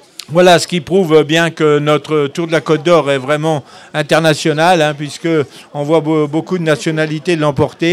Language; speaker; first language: French; native; French